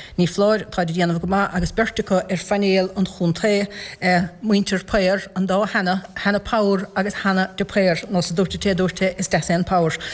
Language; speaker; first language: Irish; native; Irish